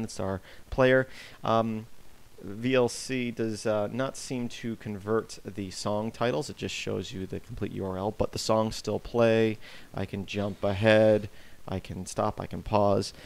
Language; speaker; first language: English; native; English